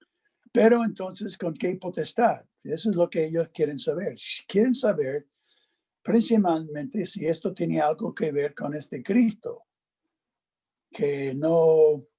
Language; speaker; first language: Spanish; non-native, fluent; English